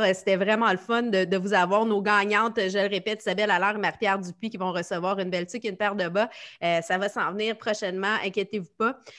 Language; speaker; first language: French; native; French